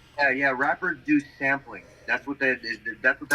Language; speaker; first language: English; native; English